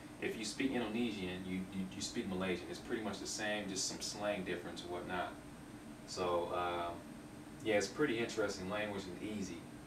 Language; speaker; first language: English; native; English